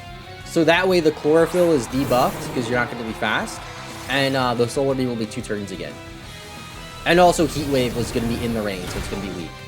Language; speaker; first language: English; native; English